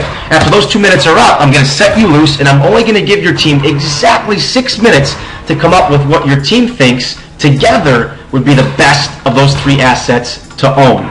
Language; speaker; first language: English; native; English